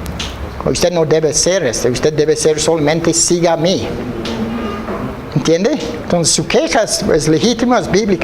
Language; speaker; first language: Spanish; non-native, fluent; English